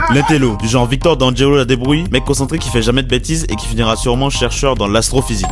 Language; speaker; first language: French; non-native, local second language; Fon